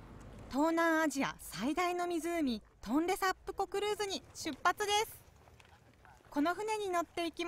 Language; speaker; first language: Japanese; native; Japanese